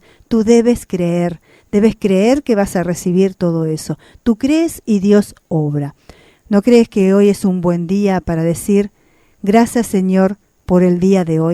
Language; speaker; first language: Spanish; native; Spanish